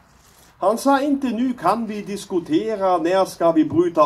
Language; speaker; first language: Swedish; non-native, learner; German